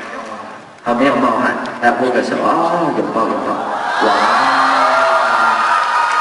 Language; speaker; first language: Chinese; native; Chinese